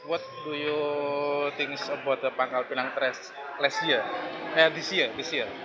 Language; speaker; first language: English; non-native, learner; Indonesian